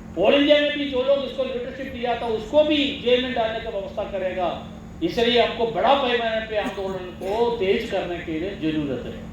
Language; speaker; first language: Hindi; non-native, local second language; Malayalam